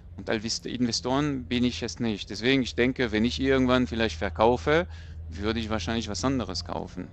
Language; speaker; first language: German; non-native, fluent; French